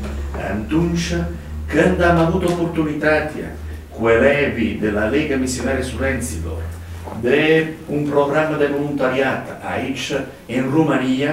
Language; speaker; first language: Romanian; non-native, learner; Italian